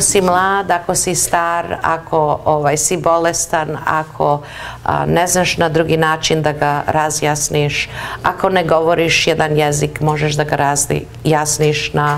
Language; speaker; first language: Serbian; early bilingual, heritage; Serbian